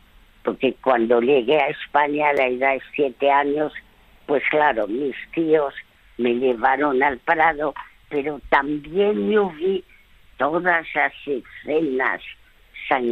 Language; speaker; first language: Spanish; early bilingual, other home language; French